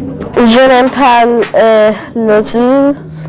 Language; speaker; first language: French; non-native, learner; English